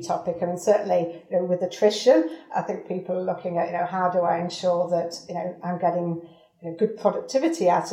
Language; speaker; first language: English; native; English